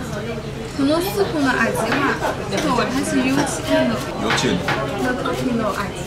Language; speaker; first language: Japanese; non-native, learner; Chinese